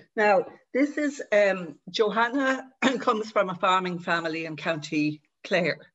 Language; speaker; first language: English; native; English